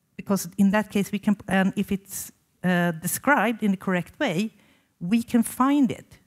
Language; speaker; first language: English; non-native, fluent; Swedish